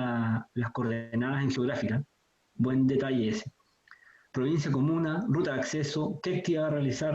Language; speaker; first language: Spanish; native; Spanish